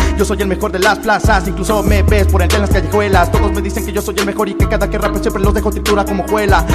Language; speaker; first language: Spanish; native; Spanish